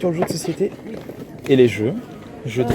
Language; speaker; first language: French; native; French